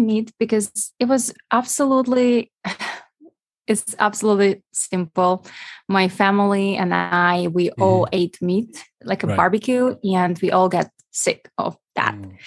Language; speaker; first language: English; non-native, fluent; Ukrainian